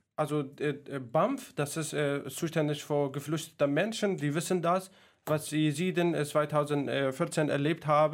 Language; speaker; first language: German; non-native, fluent; Kurdish